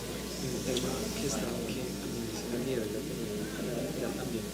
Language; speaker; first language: Spanish; native; Spanish